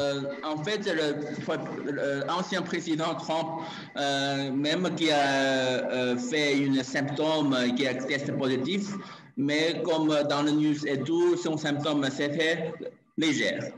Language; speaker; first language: French; non-native, learner; Chinese